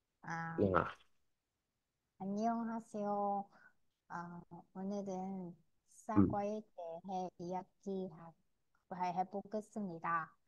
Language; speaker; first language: Korean; non-native, learner; Vietnamese